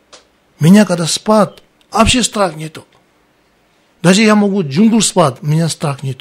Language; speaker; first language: Russian; non-native, learner; Tibetan